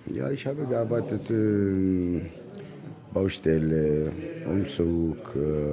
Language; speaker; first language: German; non-native, learner; Arabic